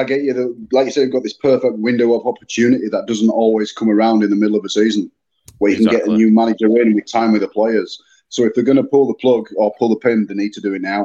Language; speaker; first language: English; native; English